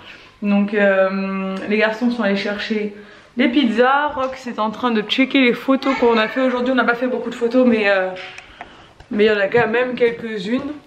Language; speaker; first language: French; native; French